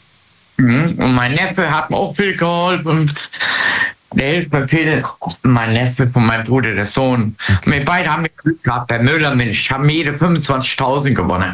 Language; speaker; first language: German; native; German